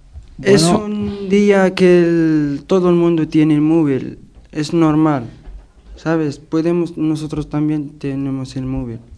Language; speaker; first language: Spanish; non-native, learner; Arabic